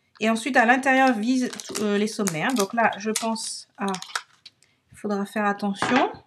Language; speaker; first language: French; native; French